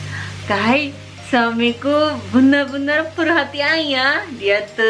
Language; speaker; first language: Indonesian; non-native, learner; Japanese